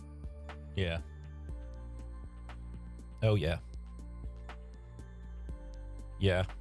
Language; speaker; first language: English; native; English